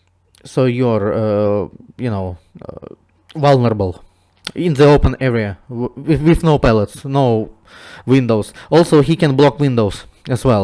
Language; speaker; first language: English; non-native, fluent; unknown